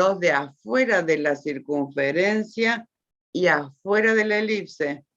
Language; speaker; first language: Spanish; native; Spanish